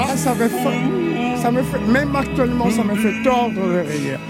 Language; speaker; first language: French; non-native, fluent; Spanish